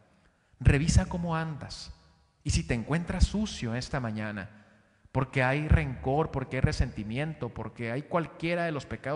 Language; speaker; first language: Spanish; native; Spanish